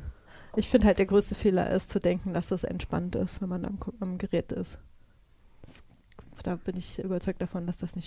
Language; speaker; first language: German; native; German